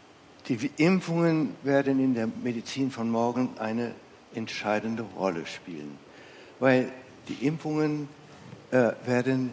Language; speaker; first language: German; non-native, fluent; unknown